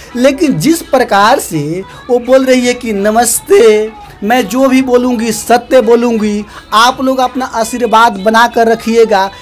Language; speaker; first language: Hindi; native; Hindi